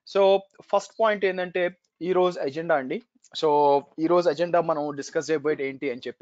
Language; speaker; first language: Telugu; native; Telugu